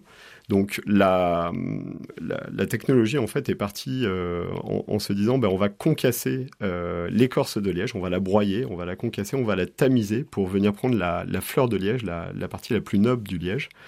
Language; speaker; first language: French; native; French